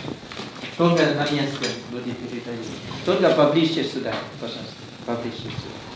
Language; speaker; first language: Russian; non-native, fluent; Thai